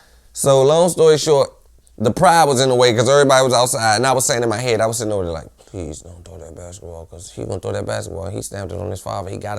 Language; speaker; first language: English; native; English